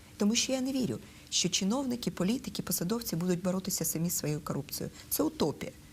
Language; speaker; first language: Ukrainian; non-native, local second language; Russian